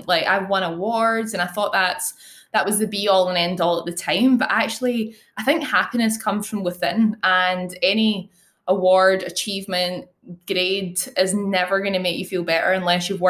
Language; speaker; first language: English; native; English